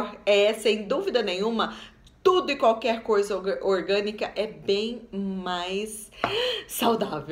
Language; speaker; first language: Portuguese; native; Portuguese